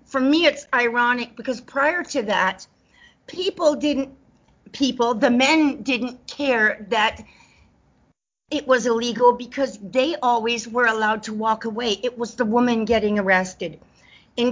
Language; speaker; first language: English; native; English